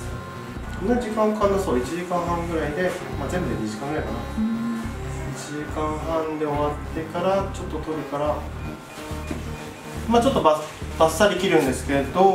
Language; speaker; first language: Japanese; native; Japanese